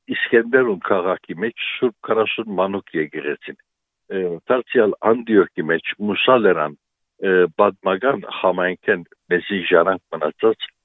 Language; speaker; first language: Armenian; native; Armenian